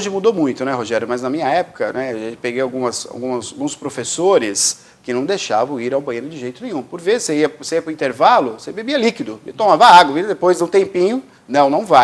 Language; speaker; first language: Portuguese; native; Portuguese